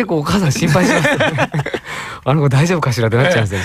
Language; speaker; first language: Japanese; native; Japanese